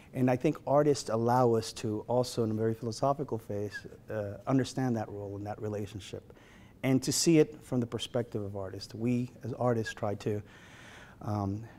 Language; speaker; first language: English; native; English